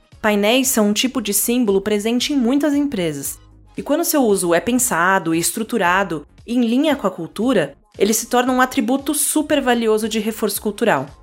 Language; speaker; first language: Portuguese; native; Portuguese